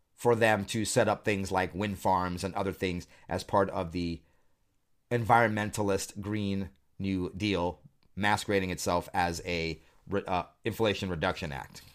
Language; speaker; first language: English; native; English